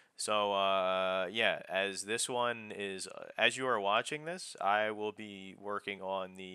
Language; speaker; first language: English; native; English